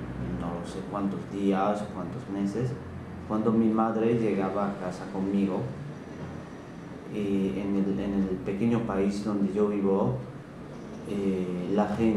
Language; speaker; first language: Spanish; non-native, fluent; Hungarian